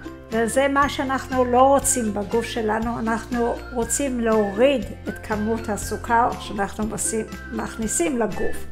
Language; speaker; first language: Hebrew; non-native, fluent; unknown